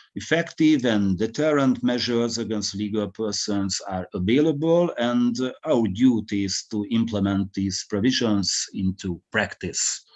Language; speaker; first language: English; non-native, fluent; Hungarian